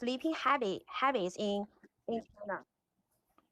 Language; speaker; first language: English; non-native, learner; Chinese